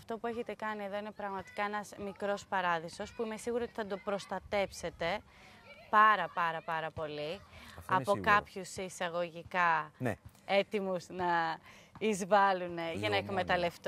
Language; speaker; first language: Greek; native; Greek